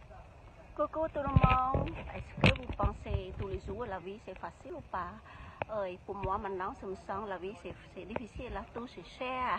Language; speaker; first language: French; non-native, learner; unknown